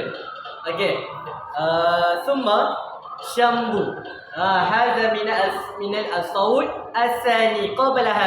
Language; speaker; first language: Arabic; non-native, learner; Malay